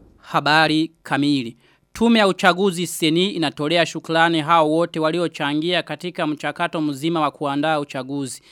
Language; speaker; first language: Swahili; non-native, local second language; Rundi